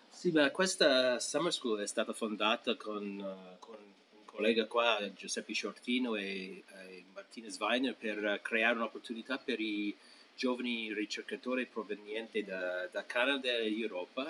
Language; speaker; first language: Italian; non-native, fluent; English